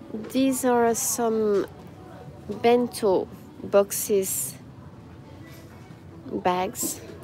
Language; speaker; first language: English; non-native, fluent; French